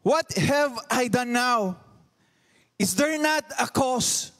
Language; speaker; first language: English; non-native, local second language; Filipino